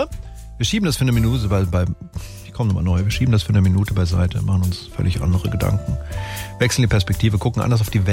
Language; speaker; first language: German; native; German